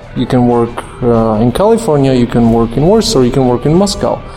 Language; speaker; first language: English; non-native, fluent; Polish